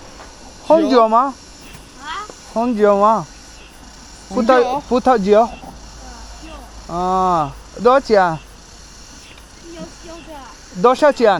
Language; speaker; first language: Chinese; non-native, learner; Malayalam